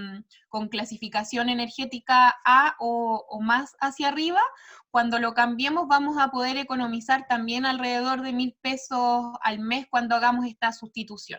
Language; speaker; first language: Spanish; native; Spanish